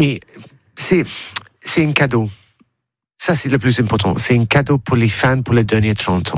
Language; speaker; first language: French; non-native, learner; English